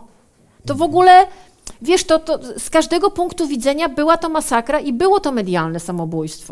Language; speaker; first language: Polish; native; Polish